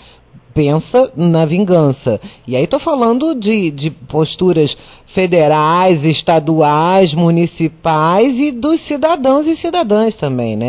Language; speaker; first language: Portuguese; native; Portuguese